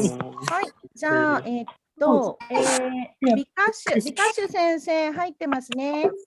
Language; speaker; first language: Japanese; non-native, fluent; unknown